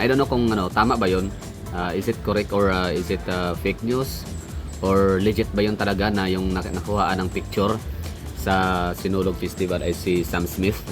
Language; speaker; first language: Filipino; native; Filipino